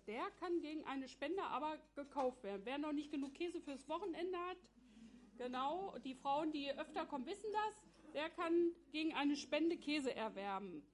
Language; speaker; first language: German; native; German